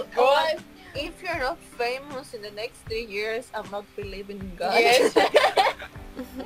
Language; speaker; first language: English; non-native, fluent; Uzbek